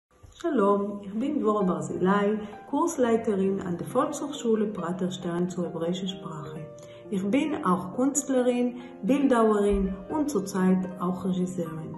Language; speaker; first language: German; non-native, fluent; Hebrew